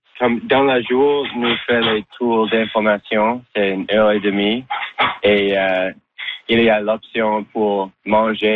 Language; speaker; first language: French; non-native, learner; English